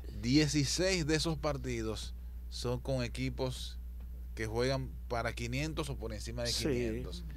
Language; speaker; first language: Spanish; native; Spanish